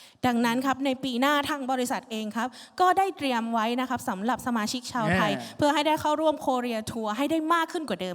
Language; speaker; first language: Thai; native; Thai